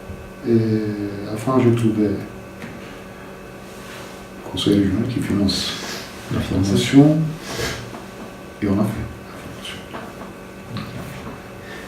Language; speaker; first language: French; non-native, fluent; Bulgarian